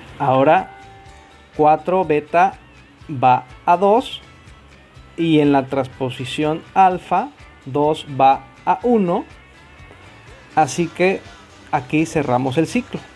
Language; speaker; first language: Spanish; native; Spanish